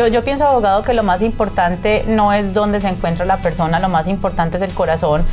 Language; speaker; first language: Spanish; native; Spanish